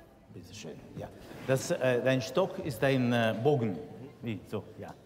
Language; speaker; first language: German; non-native, fluent; Russian